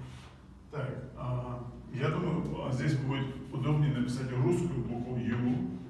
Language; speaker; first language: Russian; non-native, local second language; Chechen